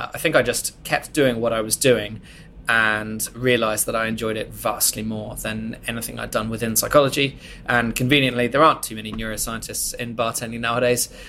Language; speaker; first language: English; native; English